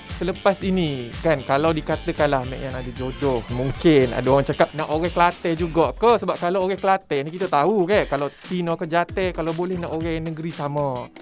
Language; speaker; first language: Malay; native; Malay